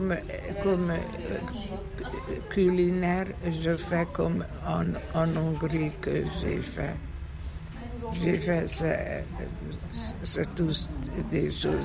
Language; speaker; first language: French; non-native, fluent; Hungarian